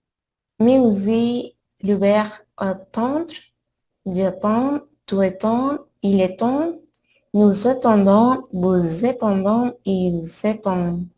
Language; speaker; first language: French; non-native, learner; Spanish